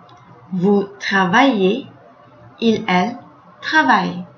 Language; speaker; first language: French; non-native, fluent; Malay